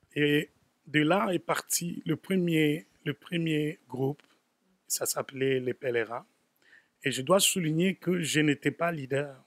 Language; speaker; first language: French; non-native, local second language; Lingala